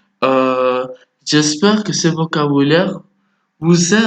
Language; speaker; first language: French; non-native, fluent; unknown